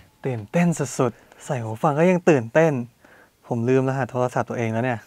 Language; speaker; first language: Thai; native; Thai